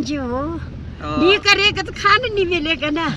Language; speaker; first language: Hindi; non-native, local second language; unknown